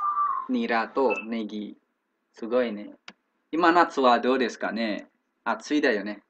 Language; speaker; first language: Japanese; non-native, learner; Indonesian